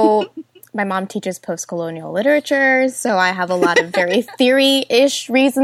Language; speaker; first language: English; native; English